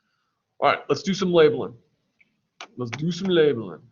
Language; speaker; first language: English; native; English